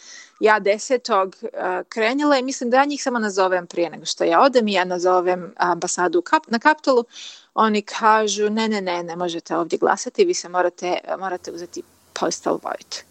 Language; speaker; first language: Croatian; early bilingual, heritage; Croatian